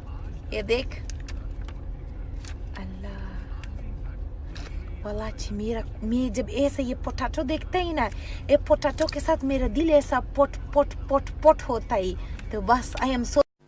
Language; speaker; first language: Hindi; non-native, local second language; Pashto